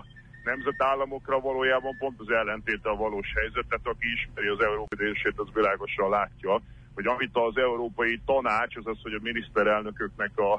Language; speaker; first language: Hungarian; native; Hungarian